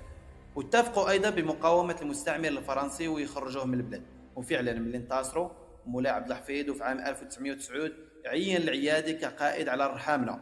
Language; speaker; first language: Arabic; native; Arabic